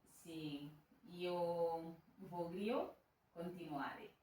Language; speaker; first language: Italian; non-native, learner; Haitian Creole